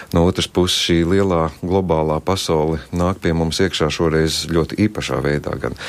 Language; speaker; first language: Latvian; native; Latvian